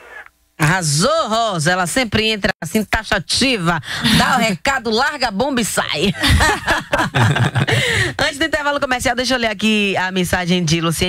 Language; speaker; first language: Portuguese; native; Portuguese